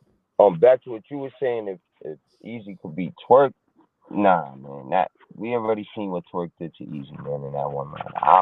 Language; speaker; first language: English; native; English